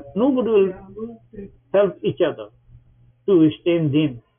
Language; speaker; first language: English; non-native, local second language; Bangla